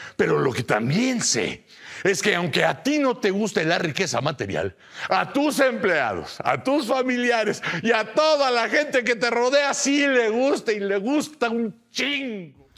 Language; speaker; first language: Spanish; native; Spanish